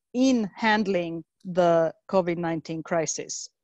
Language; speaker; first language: English; non-native, fluent; Slovak